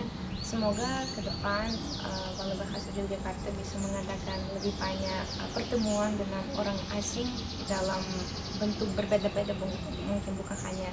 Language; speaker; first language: Indonesian; non-native, fluent; Russian